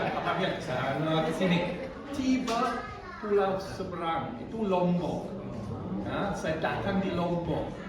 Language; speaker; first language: Indonesian; non-native, fluent; English